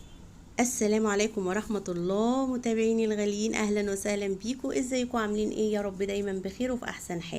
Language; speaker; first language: Arabic; native; Arabic